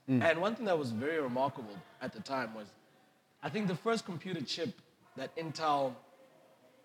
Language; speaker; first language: English; non-native, local second language; Southern Sotho